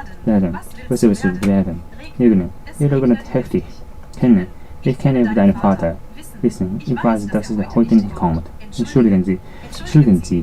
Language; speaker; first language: German; non-native, learner; Japanese